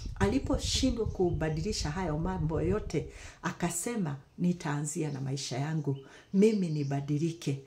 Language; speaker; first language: Swahili; non-native, local second language; Kikuyu